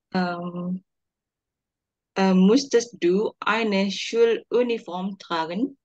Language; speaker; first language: German; non-native, learner; Indonesian